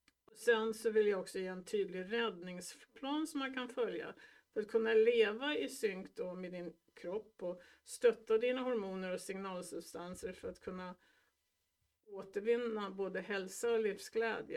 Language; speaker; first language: Swedish; native; Swedish